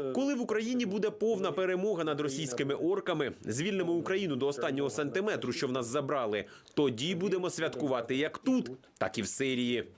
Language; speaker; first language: Ukrainian; non-native, fluent; Arabic